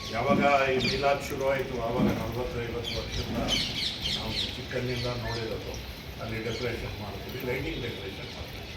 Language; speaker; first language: Kannada; non-native, local second language; Urdu